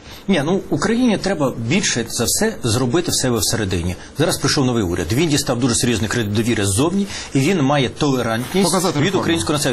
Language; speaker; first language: Ukrainian; native; Ukrainian